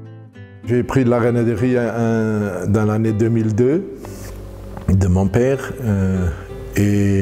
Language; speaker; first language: French; non-native, fluent; Portuguese